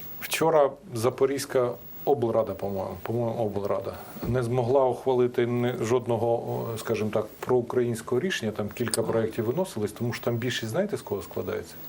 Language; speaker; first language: Ukrainian; native; Ukrainian